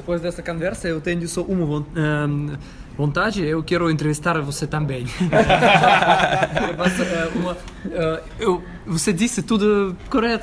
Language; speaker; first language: Portuguese; non-native, learner; Russian